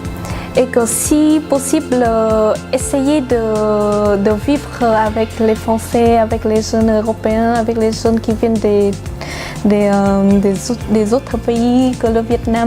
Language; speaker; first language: French; non-native, fluent; Vietnamese